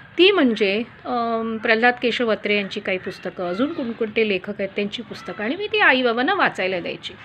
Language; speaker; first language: Marathi; non-native, local second language; Konkani